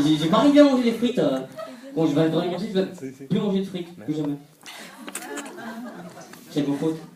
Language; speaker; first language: French; non-native, fluent; Portuguese